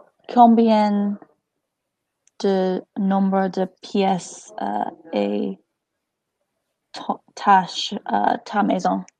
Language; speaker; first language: French; non-native, learner; English